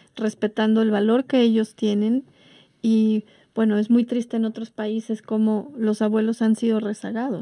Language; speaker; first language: Spanish; native; Spanish